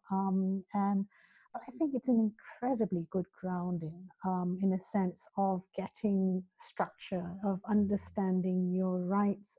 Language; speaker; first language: English; native; English